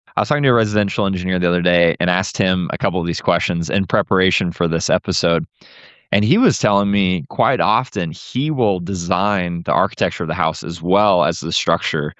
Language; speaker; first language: English; native; English